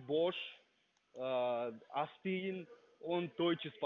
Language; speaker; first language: German; non-native, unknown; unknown